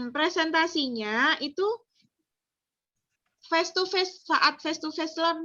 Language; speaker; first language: English; non-native, fluent; Indonesian